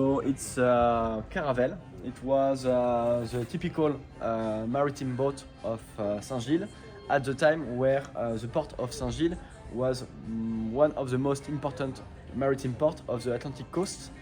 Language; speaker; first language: English; non-native, learner; French